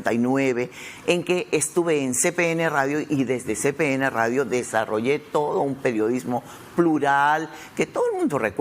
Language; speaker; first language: Spanish; native; Spanish